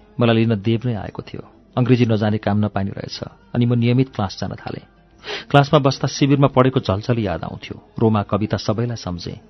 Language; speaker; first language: Nepali; native; Nepali